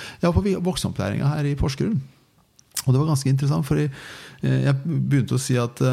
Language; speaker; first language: Norwegian; non-native, fluent; Persian